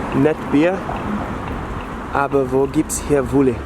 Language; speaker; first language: German; non-native, learner; English